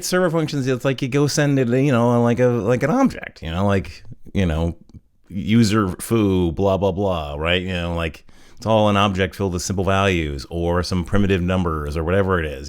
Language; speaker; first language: English; native; English